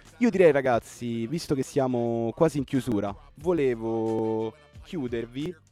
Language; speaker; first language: Italian; native; Italian